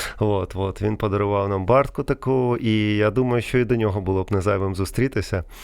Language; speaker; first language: Ukrainian; non-native, local second language; Russian